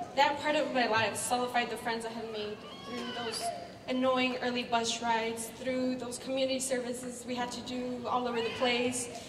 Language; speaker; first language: English; early bilingual, other home language; Spanish